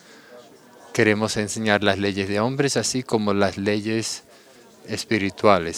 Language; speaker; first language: Spanish; non-native, fluent; English